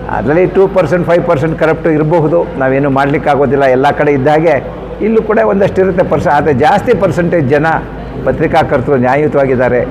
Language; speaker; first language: Kannada; non-native, local second language; Konkani